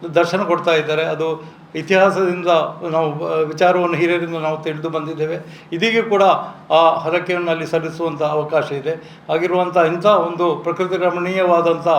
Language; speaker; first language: Kannada; native; Kannada